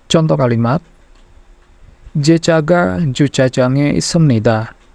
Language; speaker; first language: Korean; non-native, fluent; Indonesian